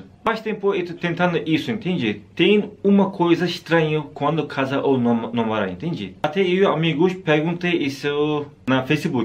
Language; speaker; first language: Portuguese; non-native, learner; Turkish